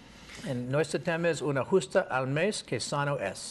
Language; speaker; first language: Spanish; non-native, learner; English